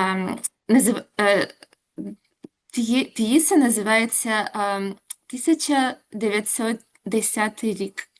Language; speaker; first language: Ukrainian; non-native, local second language; Russian